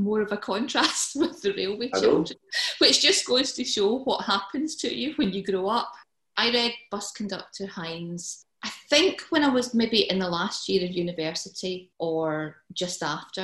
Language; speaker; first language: English; native; English